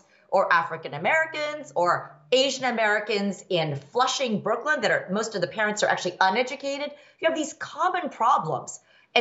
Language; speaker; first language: English; early bilingual, other home language; Chinese